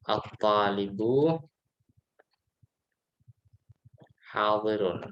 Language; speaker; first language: Arabic; non-native, fluent; Indonesian